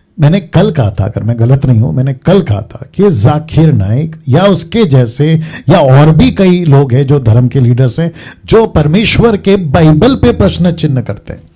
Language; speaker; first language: Hindi; native; Hindi